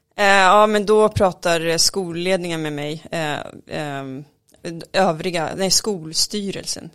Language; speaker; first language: Swedish; early bilingual, other home language; Arabic